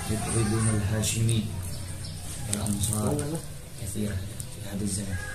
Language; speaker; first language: Arabic; non-native, learner; Indonesian